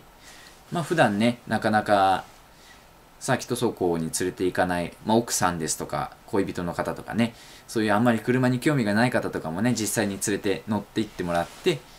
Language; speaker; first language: Japanese; native; Japanese